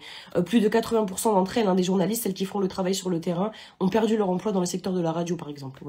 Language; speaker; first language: French; native; French